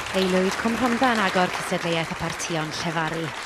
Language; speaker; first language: Welsh; native; Welsh